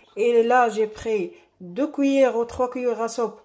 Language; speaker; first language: French; non-native, local second language; Arabic